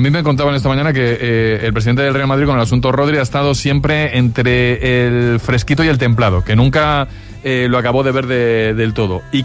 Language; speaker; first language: Spanish; native; Spanish